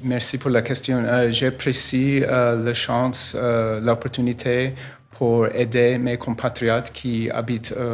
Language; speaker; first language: French; non-native, learner; English